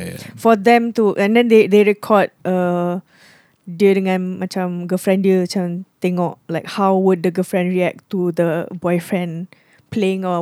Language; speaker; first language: English; non-native, local second language; Malay